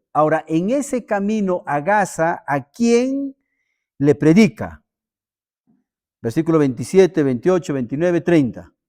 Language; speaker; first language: Spanish; native; Spanish